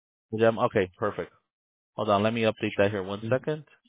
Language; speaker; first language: English; early bilingual, other home language; Spanish